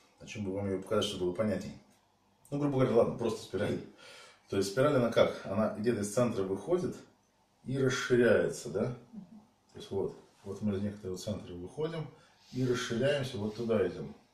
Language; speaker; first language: Russian; native; Russian